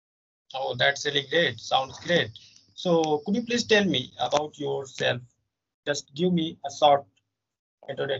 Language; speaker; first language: English; non-native, fluent; Hindi